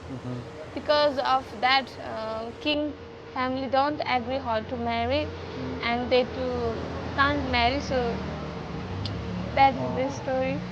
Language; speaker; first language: English; non-native, learner; Nepali